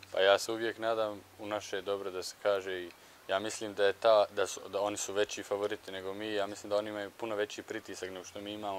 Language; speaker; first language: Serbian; early bilingual, heritage; Bosnian